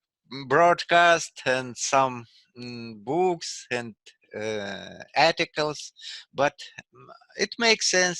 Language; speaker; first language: English; non-native, learner; Russian